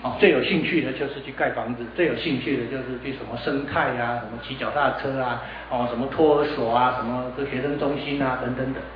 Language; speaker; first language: Chinese; native; Chinese